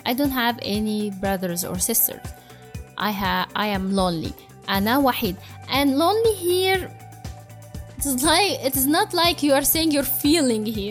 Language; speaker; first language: English; non-native, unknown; Arabic